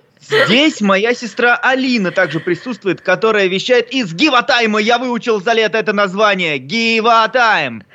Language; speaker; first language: Russian; native; Russian